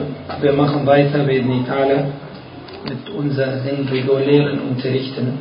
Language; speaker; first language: German; non-native, fluent; Arabic